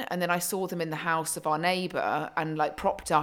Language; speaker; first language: English; native; English